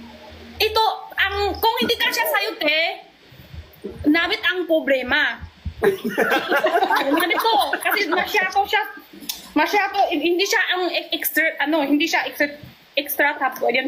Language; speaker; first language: Filipino; non-native, learner; Chinese